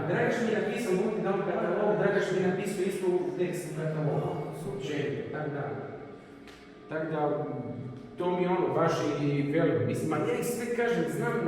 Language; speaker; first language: Croatian; native; Croatian